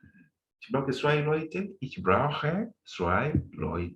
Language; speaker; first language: German; non-native, fluent; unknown